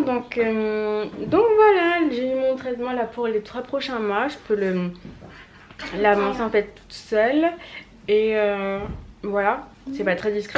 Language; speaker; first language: French; native; French